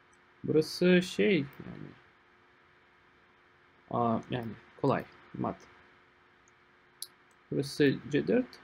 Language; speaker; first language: Turkish; non-native, fluent; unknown